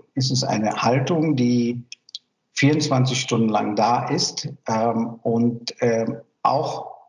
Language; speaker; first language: German; early bilingual, other home language; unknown